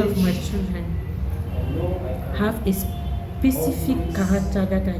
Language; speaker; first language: English; non-native, learner; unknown